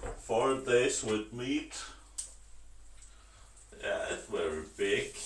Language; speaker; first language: English; non-native, learner; Danish